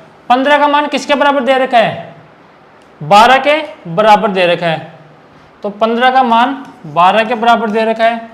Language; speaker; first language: Hindi; native; Hindi